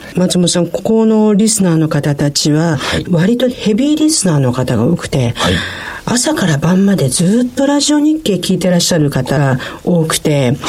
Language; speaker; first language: Japanese; native; Japanese